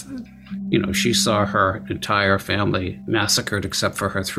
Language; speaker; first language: English; early bilingual, other home language; Armenian